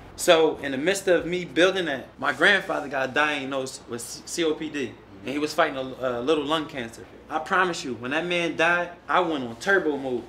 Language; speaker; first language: English; native; English